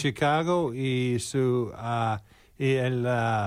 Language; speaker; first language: Spanish; non-native, learner; English